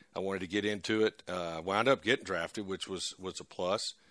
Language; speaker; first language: English; native; English